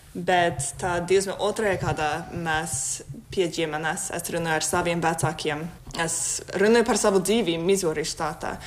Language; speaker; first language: Latvian; non-native, fluent; English